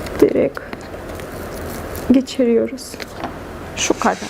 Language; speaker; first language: Turkish; non-native, fluent; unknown